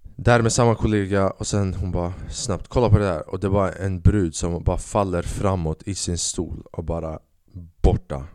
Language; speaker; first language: Swedish; early bilingual, other home language; Albanian